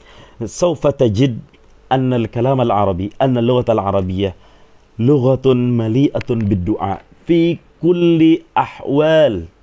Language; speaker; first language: Arabic; non-native, fluent; Sundanese